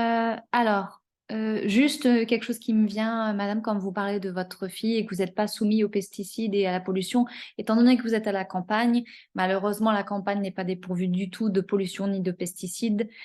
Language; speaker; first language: French; native; French